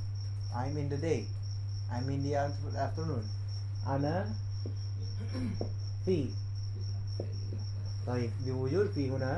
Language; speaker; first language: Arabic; non-native, fluent; Indonesian